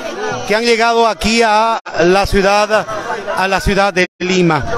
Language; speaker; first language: Spanish; native; Spanish